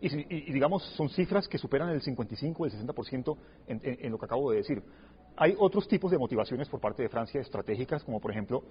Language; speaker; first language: Spanish; native; Spanish